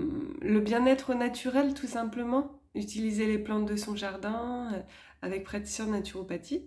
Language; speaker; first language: French; native; French